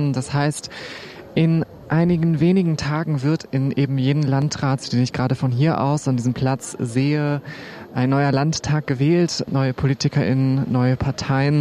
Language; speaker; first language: German; native; German